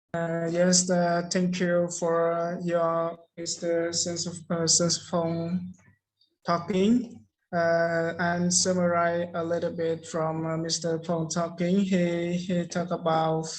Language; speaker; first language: English; non-native, learner; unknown